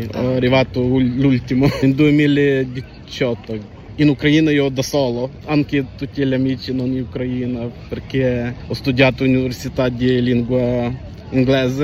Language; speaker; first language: Italian; non-native, learner; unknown